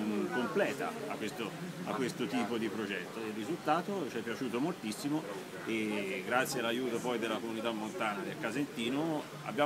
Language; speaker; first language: Italian; native; Italian